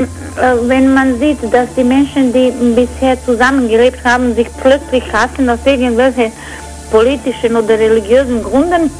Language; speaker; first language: German; non-native, fluent; Croatian